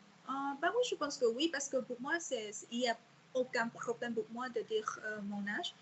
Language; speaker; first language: French; non-native, fluent; Vietnamese